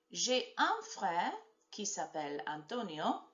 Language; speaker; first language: French; non-native, fluent; English